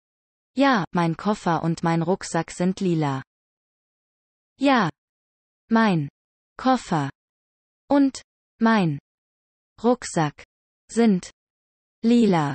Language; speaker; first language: German; non-native, learner; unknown